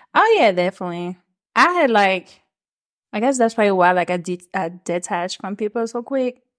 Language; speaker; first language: English; non-native, fluent; French